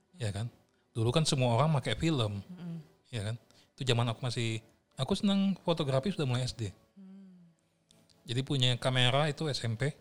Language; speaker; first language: Indonesian; native; Indonesian